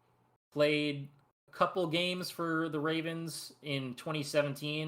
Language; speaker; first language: English; native; English